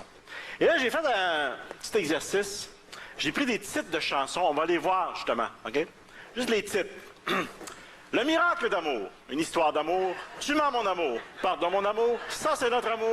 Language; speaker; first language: French; native; French